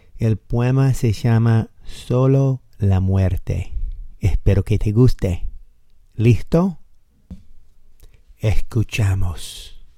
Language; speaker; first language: Spanish; non-native, fluent; English